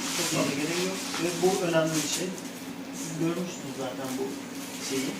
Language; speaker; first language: Turkish; native; Turkish